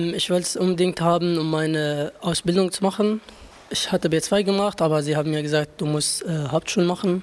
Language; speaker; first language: German; non-native, learner; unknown